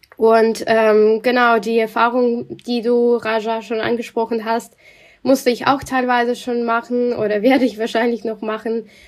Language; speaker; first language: German; non-native, fluent; Russian